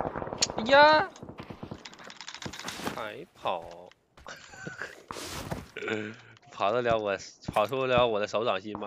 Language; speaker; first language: Chinese; native; Chinese